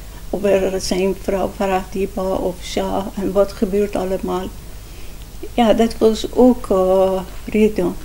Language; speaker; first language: Dutch; non-native, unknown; Persian